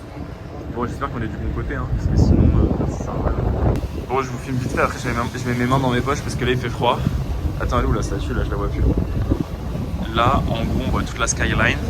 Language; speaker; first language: French; native; French